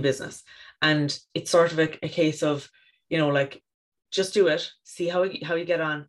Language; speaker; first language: English; native; English